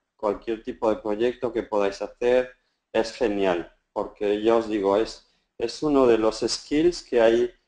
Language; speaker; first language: Spanish; native; Spanish